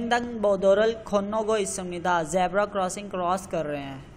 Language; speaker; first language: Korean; non-native, learner; Urdu